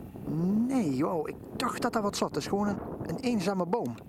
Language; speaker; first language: Dutch; native; Dutch